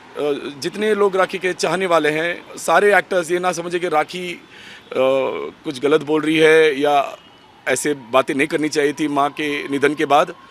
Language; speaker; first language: Hindi; native; Hindi